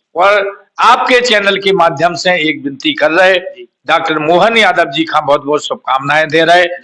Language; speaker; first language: Hindi; native; Hindi